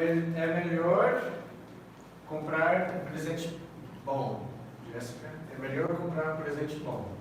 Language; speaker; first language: Portuguese; non-native, fluent; English